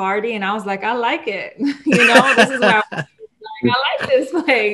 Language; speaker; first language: English; non-native, fluent; Hebrew